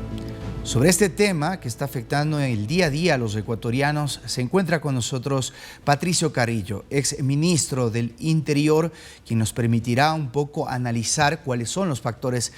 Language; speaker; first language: Spanish; native; Spanish